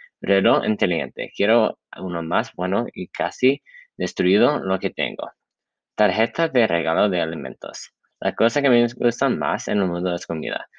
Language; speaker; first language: Spanish; non-native, learner; English